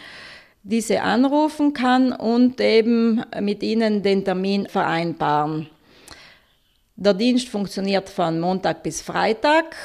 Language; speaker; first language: German; native; German